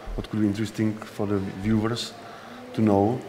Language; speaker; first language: English; non-native, fluent; Czech